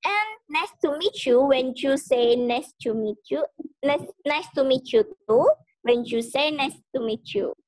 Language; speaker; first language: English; non-native, learner; Indonesian